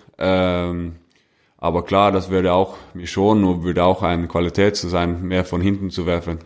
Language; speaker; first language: German; non-native, fluent; Norwegian